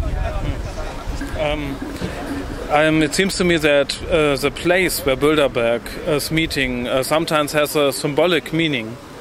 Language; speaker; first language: English; non-native, fluent; German